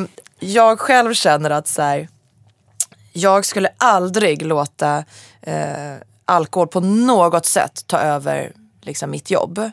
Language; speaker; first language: Swedish; native; Swedish